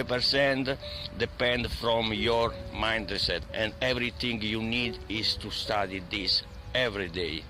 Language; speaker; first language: English; non-native, learner; Italian